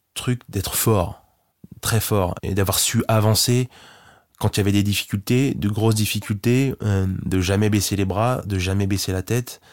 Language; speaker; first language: French; native; French